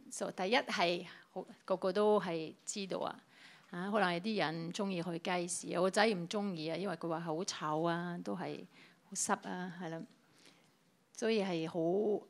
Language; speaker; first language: Cantonese; non-native, fluent; French